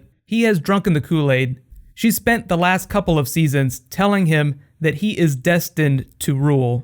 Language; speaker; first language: English; native; English